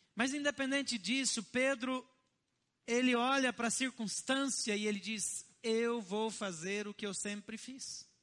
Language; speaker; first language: Portuguese; native; Portuguese